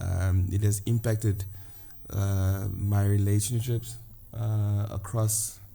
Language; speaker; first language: English; non-native, local second language; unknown